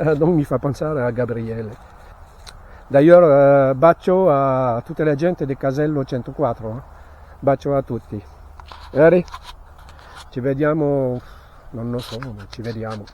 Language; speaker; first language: Italian; non-native, learner; French